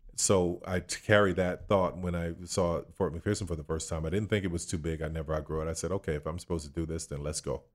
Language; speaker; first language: English; native; English